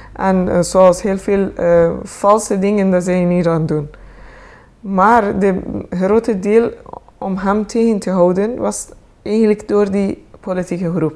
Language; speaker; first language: Dutch; non-native, fluent; Persian